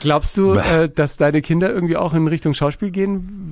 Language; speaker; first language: German; native; German